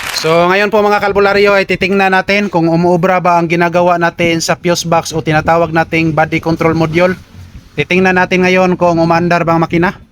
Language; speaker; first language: Filipino; non-native, local second language; Cebuano